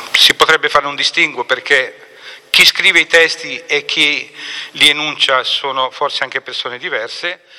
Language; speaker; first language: Italian; native; Italian